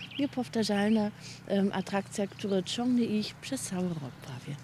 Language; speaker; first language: Polish; non-native, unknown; German